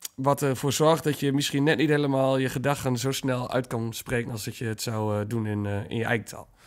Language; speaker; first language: Dutch; native; Dutch